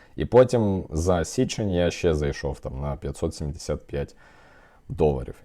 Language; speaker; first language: Ukrainian; non-native, local second language; Russian